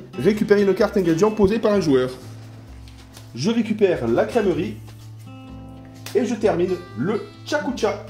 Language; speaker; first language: French; native; French